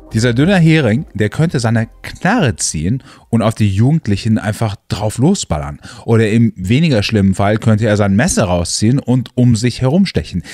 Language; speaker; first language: German; native; German